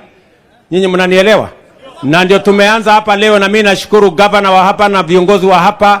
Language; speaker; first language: Swahili; non-native, local second language; Kalenjin